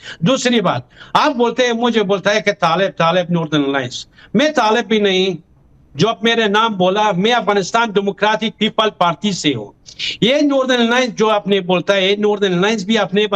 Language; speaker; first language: Hindi; non-native, fluent; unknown